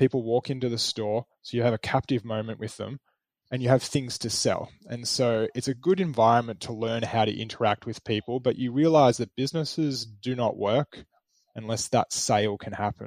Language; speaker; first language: English; native; English